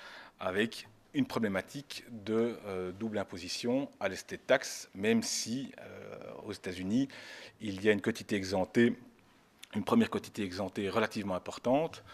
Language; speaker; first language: French; native; French